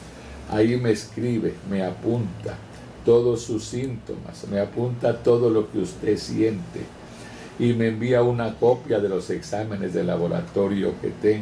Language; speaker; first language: Spanish; native; Spanish